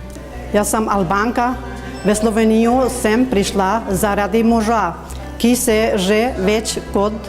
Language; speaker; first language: Slovenian; non-native, learner; Albanian